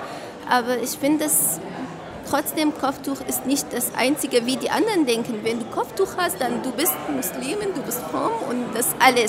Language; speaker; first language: German; non-native, fluent; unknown